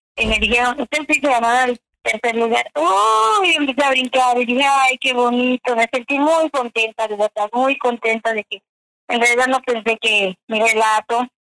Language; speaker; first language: Spanish; native; Spanish